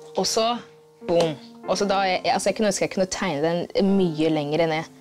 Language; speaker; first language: Norwegian; early bilingual, other home language; Kikuyu